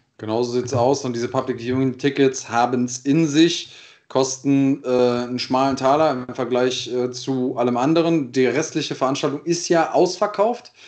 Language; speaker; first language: German; native; German